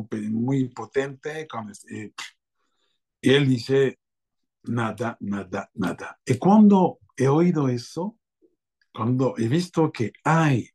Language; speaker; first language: Spanish; non-native, fluent; French